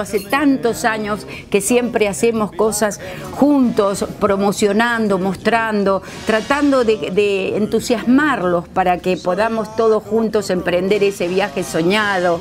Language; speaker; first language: Spanish; native; Spanish